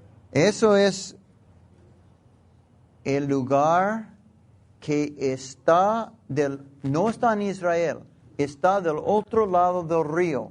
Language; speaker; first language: Spanish; non-native, learner; English